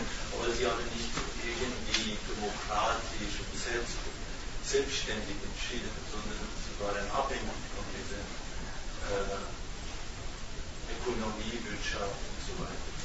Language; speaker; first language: German; non-native, learner; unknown